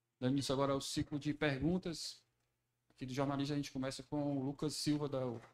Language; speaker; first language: Portuguese; native; Portuguese